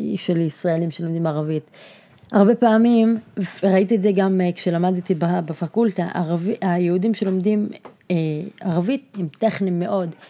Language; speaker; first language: Hebrew; non-native, local second language; Arabic